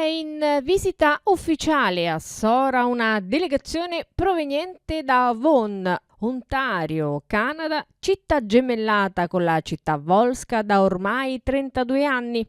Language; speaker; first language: Italian; native; Italian